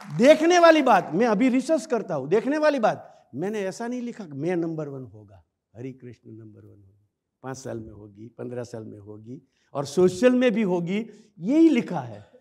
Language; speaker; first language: Hindi; non-native, local second language; Gujarati